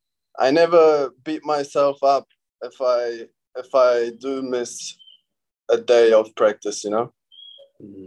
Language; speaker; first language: English; early bilingual, other home language; Romanian